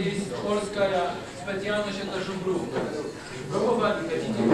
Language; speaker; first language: Russian; non-native, learner; Polish